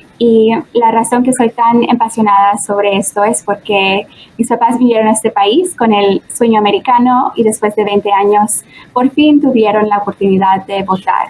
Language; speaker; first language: Spanish; early bilingual, heritage; Spanish